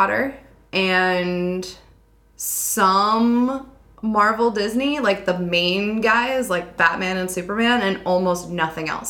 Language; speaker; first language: English; native; English